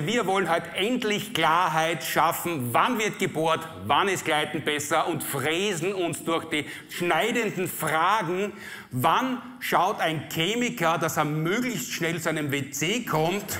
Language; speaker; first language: German; native; German